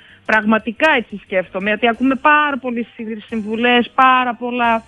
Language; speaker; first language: Greek; non-native, fluent; Georgian